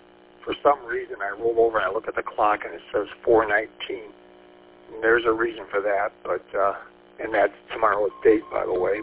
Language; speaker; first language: English; native; English